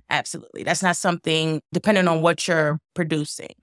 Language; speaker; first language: English; native; English